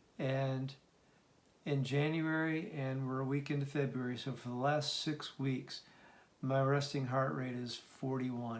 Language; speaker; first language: English; native; English